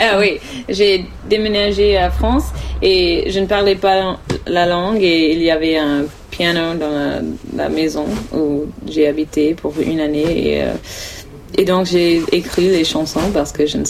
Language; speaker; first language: French; non-native, learner; English